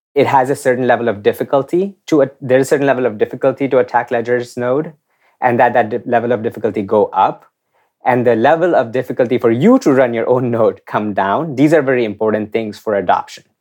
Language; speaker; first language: English; non-native, local second language; Hindi